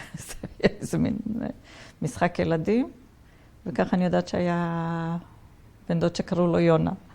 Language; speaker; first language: Hebrew; early bilingual, other home language; Polish